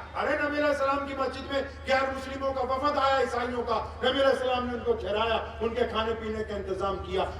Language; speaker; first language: Urdu; non-native, local second language; Punjabi